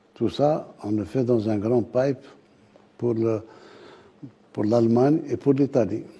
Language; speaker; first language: French; non-native, local second language; Arabic